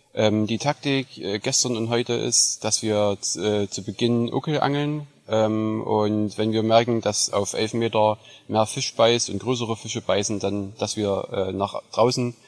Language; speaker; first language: German; native; German